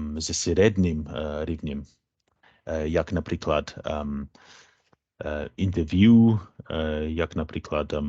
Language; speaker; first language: Ukrainian; non-native, fluent; English